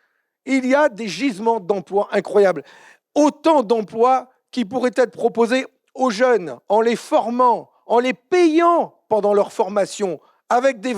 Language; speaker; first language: French; native; French